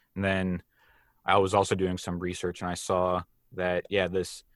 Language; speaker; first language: English; native; English